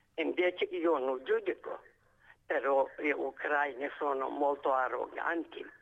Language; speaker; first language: Italian; non-native, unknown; Romanian